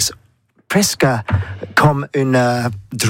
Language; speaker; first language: French; non-native, learner; English